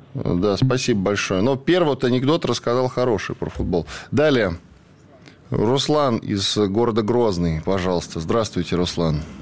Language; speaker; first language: Russian; native; Russian